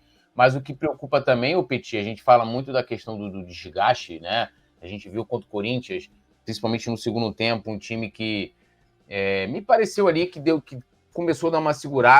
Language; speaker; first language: Portuguese; native; Portuguese